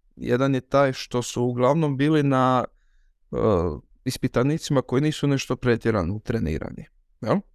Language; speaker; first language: Croatian; native; Croatian